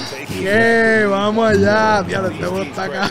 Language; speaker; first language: Spanish; native; Spanish